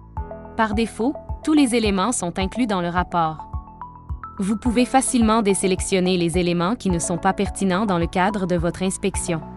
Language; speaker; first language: French; native; French